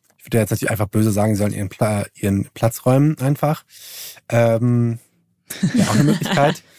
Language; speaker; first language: German; early bilingual, other home language; Turkish